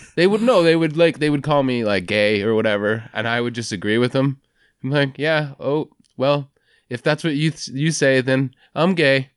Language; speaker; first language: English; native; English